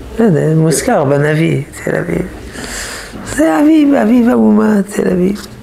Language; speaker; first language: Hebrew; non-native, fluent; French